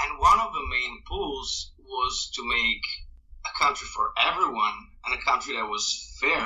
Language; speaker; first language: English; non-native, fluent; Italian